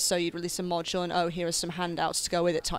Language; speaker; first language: English; native; English